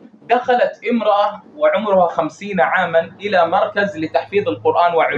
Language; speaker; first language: Arabic; native; Arabic